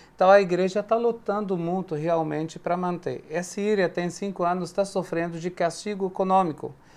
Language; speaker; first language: Portuguese; non-native, fluent; Arabic